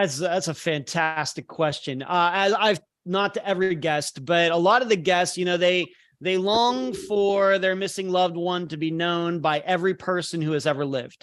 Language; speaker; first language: English; native; English